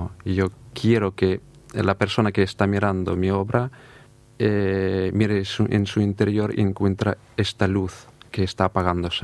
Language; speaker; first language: Spanish; non-native, fluent; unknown